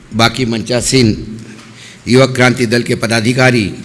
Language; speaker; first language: Hindi; non-native, local second language; Marathi